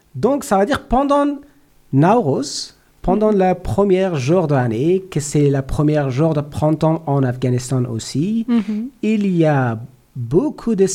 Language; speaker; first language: French; non-native, learner; Persian